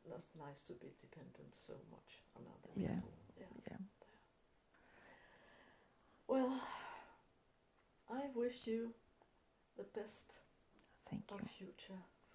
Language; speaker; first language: English; non-native, fluent; Danish